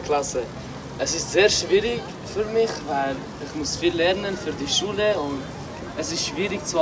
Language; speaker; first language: German; early bilingual, other home language; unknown